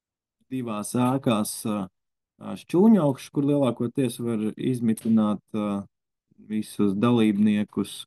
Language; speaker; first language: Latvian; native; Latvian